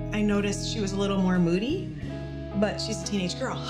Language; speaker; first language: English; native; English